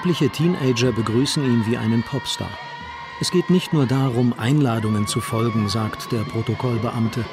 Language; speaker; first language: German; native; German